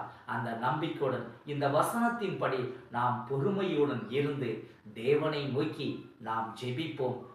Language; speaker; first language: Tamil; native; Tamil